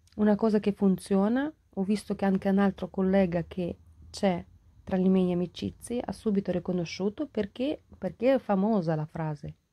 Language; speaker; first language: Italian; non-native, fluent; Ukrainian